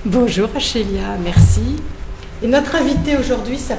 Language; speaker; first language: French; native; French